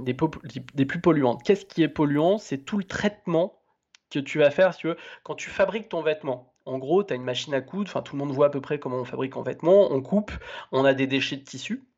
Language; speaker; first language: French; native; French